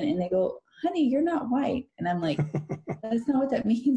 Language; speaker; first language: English; early bilingual, other home language; Spanish